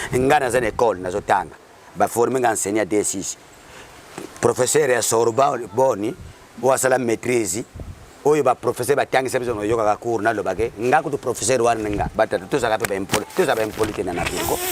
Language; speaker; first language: Lingala; non-native, local second language; Kongo